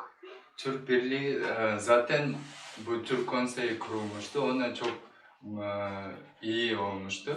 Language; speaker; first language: Turkish; non-native, learner; Kyrgyz